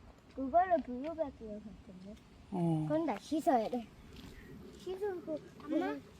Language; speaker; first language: Korean; early bilingual, heritage; Korean